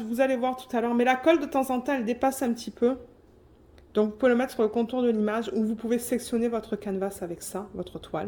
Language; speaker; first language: French; native; French